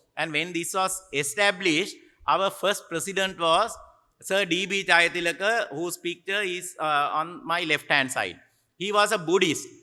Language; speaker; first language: English; non-native, local second language; Sinhala